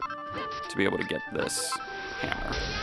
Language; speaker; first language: English; native; English